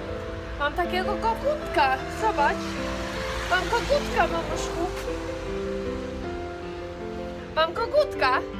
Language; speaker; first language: Polish; early bilingual, heritage; English